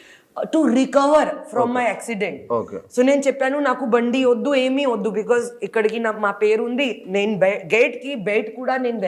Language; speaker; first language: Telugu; non-native, learner; Hindi